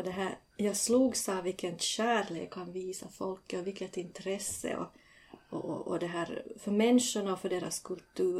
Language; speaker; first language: Swedish; native; Swedish